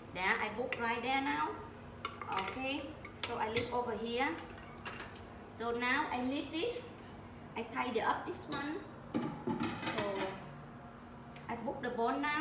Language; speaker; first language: English; non-native, learner; Vietnamese